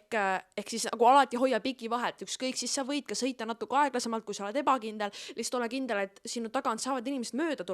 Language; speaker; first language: Estonian; native; Estonian